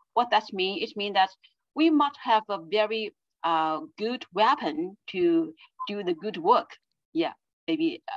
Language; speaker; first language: English; non-native, fluent; Chinese